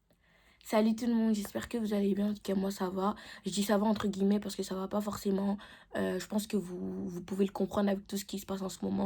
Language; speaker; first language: French; native; French